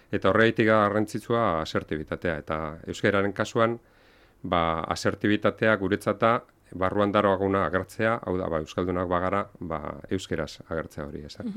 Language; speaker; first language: Basque; non-native, local second language; Spanish